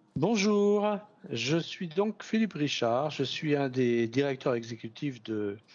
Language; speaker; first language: French; native; French